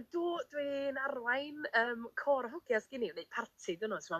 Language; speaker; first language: Welsh; native; Welsh